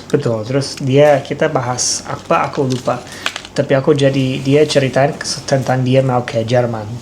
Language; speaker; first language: Indonesian; non-native, fluent; English